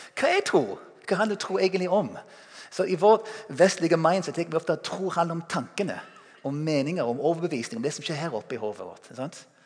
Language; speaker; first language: Norwegian; non-native, fluent; English